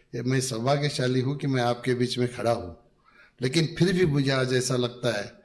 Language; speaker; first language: Hindi; non-native, local second language; Marathi